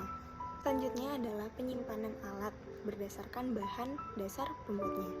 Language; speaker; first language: Malay; native; Malay